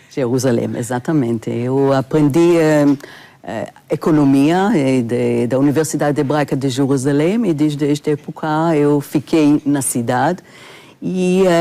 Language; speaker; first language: Portuguese; non-native, fluent; Hebrew